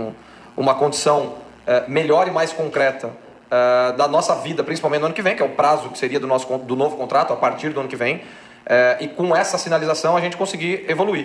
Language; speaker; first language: Portuguese; native; Portuguese